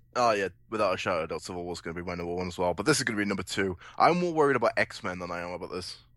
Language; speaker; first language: English; native; English